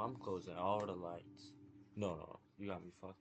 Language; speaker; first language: English; native; English